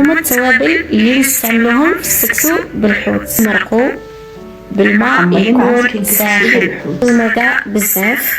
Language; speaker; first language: Arabic; native; Arabic